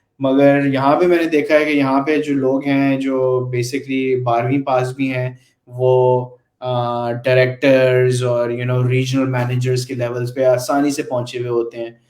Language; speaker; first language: Urdu; native; Urdu